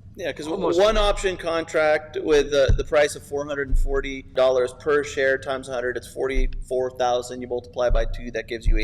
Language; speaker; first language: English; native; English